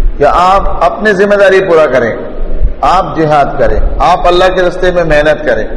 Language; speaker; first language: Urdu; non-native, local second language; Pashto